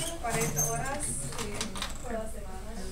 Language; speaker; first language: Spanish; non-native, learner; English